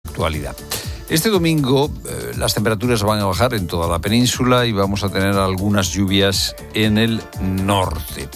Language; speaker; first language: Spanish; native; Spanish